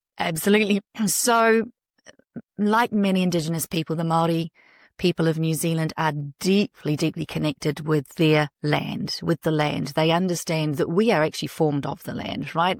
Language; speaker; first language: English; native; English